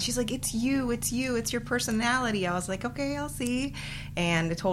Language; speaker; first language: English; early bilingual, other home language; Spanish